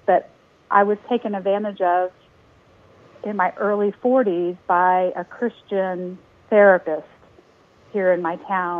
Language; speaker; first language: English; native; English